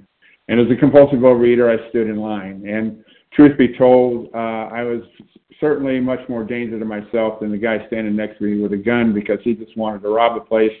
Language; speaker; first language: English; native; English